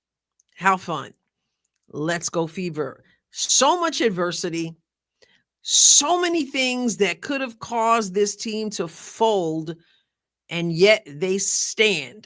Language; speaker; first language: English; native; English